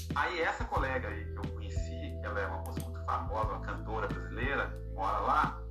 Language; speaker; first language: Portuguese; native; Portuguese